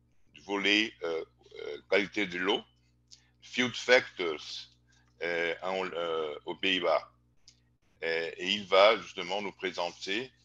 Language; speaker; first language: French; non-native, fluent; Portuguese